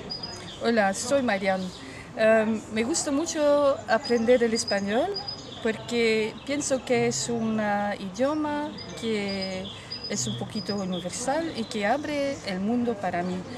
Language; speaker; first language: Spanish; non-native, learner; Dutch